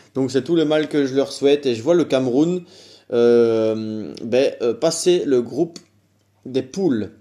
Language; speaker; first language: French; native; French